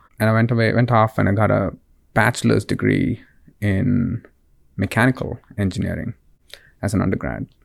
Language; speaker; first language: English; non-native, local second language; Kannada